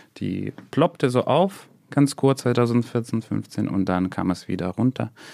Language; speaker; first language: German; non-native, fluent; Russian